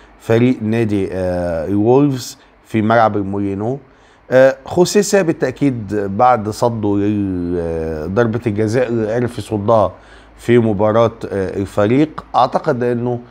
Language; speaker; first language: Arabic; native; Arabic